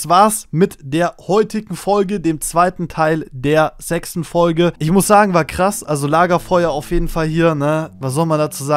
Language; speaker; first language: German; native; German